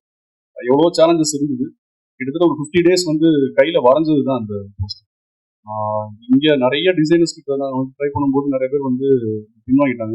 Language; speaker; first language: Tamil; native; Tamil